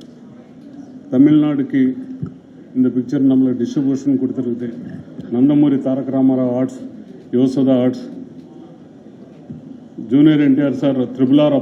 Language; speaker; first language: Tamil; non-native, learner; Telugu